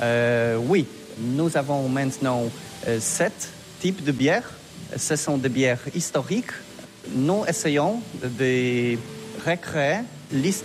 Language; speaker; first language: French; non-native, learner; Polish